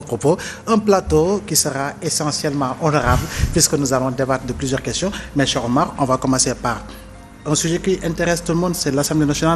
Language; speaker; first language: French; non-native, local second language; Wolof